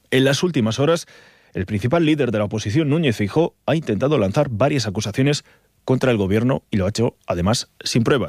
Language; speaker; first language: Spanish; native; Spanish